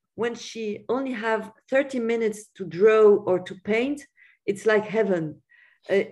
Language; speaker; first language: English; non-native, fluent; French